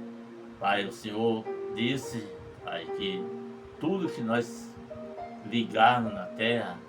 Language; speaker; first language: Portuguese; native; Portuguese